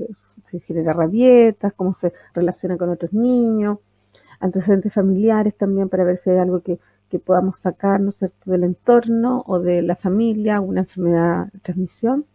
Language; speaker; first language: Spanish; native; Spanish